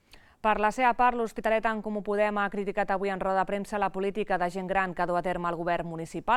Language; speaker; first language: Catalan; native; Catalan